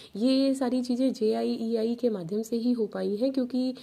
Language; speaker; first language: Hindi; native; Hindi